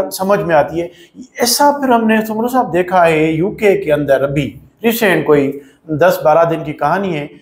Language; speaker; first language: Urdu; non-native, local second language; Sindhi